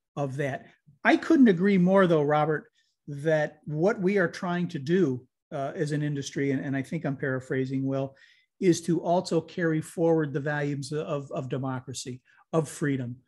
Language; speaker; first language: English; native; English